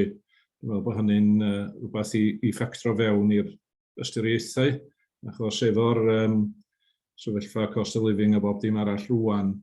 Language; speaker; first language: Welsh; native; Welsh